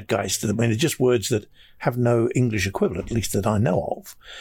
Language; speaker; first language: English; native; English